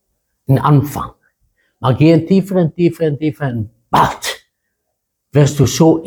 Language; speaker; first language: German; non-native, fluent; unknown